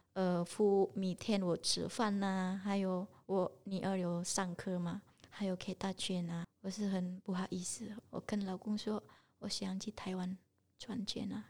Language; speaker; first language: Chinese; non-native, learner; Indonesian